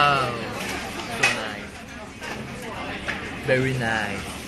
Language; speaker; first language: English; non-native, learner; Korean